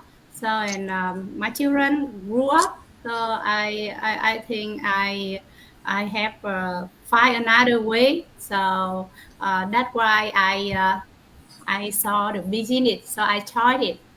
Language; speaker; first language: English; non-native, learner; Vietnamese